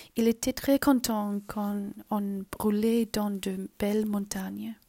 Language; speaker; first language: French; non-native, learner; Chinese